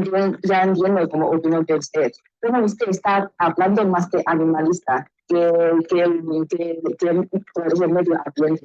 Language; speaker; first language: Spanish; non-native, learner; Chinese